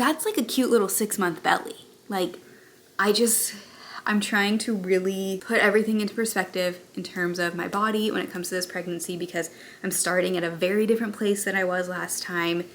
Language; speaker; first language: English; native; English